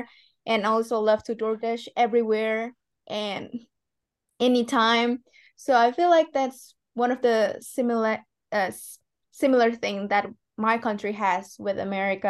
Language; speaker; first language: English; non-native, fluent; Indonesian